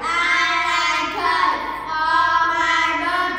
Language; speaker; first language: English; non-native, learner; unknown